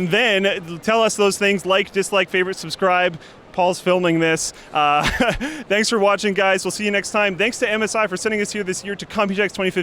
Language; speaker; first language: English; native; English